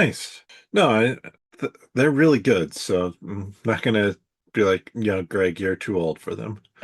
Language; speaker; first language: English; native; English